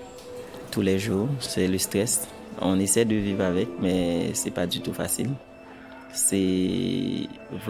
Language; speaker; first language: French; non-native, local second language; Haitian Creole